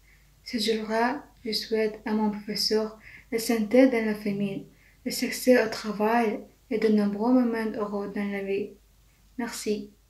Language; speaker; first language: French; non-native, learner; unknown